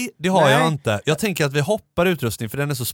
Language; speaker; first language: Swedish; native; Swedish